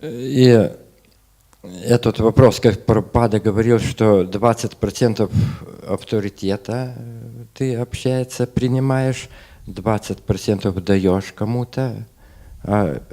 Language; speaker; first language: Russian; non-native, fluent; Lithuanian